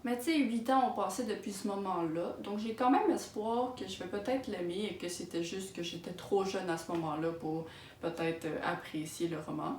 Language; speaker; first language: French; native; French